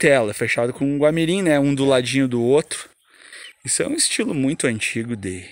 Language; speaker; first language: Portuguese; native; Portuguese